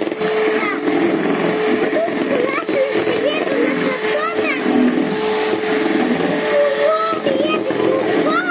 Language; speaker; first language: Russian; non-native, learner; Tajik